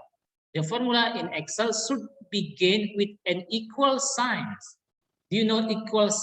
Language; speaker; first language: English; non-native, learner; Indonesian